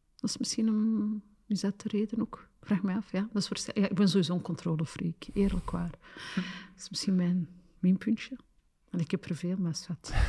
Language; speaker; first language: Dutch; early bilingual, other home language; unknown